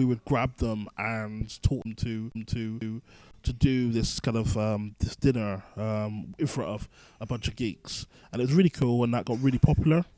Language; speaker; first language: English; native; English